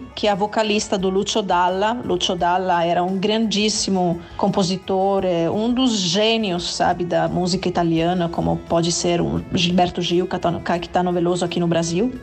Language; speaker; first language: Portuguese; non-native, fluent; Italian